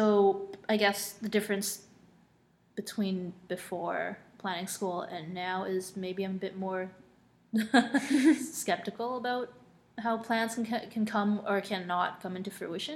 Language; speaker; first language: English; non-native, local second language; Cantonese